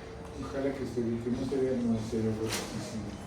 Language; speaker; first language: Spanish; native; Spanish